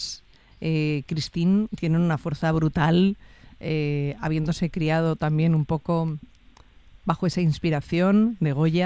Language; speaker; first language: Spanish; native; Spanish